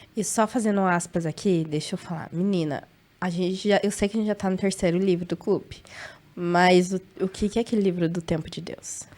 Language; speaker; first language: Portuguese; native; Portuguese